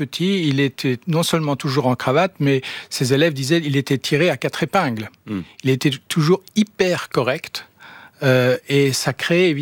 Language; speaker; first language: French; non-native, fluent; German